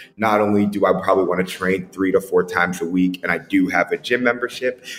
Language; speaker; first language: English; native; English